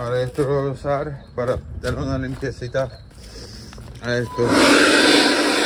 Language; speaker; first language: Spanish; early bilingual, heritage; Spanish